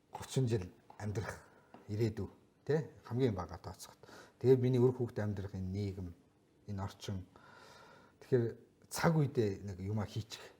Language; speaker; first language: Mongolian; non-native, local second language; Kazakh